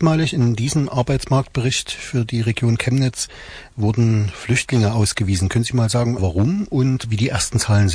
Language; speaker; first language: German; native; German